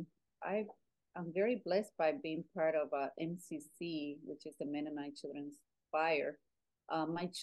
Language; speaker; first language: English; non-native, fluent; Spanish